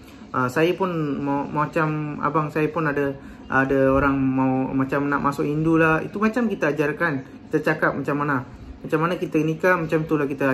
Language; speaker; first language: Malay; non-native, local second language; Tamil